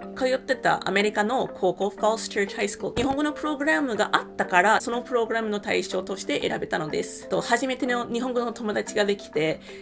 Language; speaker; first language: Japanese; non-native, fluent; English